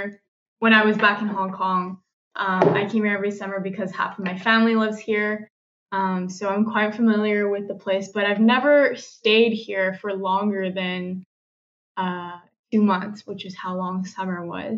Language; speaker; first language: English; non-native, local second language; Cantonese